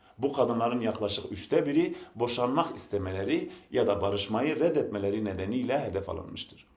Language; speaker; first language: Turkish; non-native, local second language; Zaza